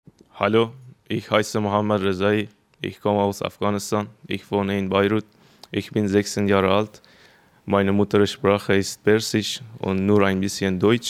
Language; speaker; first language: German; non-native, learner; Persian